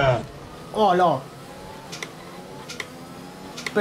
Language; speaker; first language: Spanish; native; Spanish